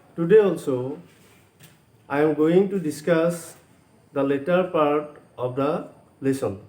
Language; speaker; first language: English; non-native, local second language; Assamese